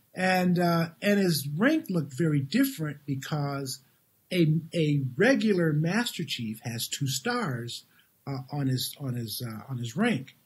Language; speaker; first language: English; native; English